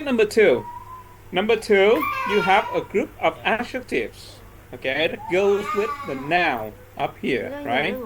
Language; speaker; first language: English; non-native, fluent; Vietnamese